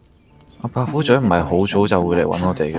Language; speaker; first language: Chinese; native; Chinese